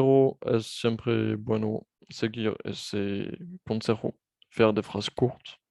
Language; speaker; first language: Spanish; non-native, fluent; French